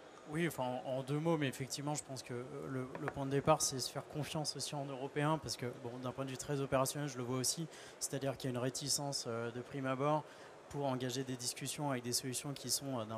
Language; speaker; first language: French; native; French